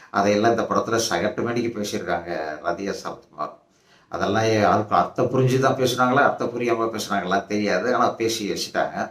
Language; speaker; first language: Tamil; native; Tamil